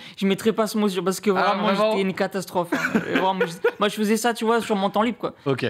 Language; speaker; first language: French; native; French